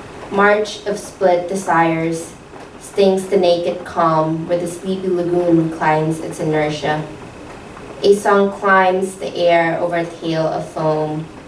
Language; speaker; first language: English; non-native, fluent; Spanish